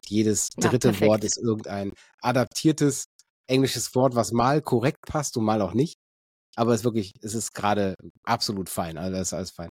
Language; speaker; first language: German; native; German